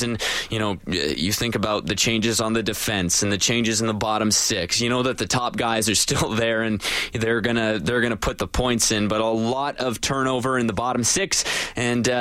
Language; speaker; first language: English; native; English